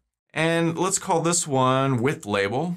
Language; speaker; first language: English; native; English